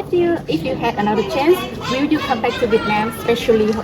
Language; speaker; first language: English; non-native, fluent; Vietnamese